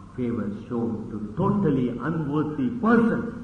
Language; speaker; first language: English; non-native, local second language; Tamil